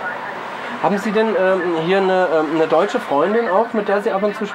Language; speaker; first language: German; native; German